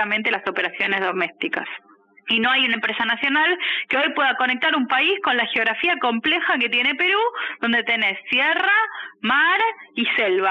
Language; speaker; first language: Spanish; native; Spanish